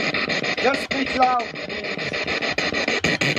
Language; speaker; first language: English; non-native, local second language; French